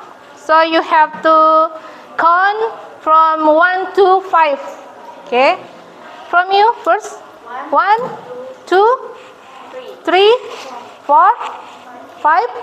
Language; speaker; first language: English; non-native, fluent; Indonesian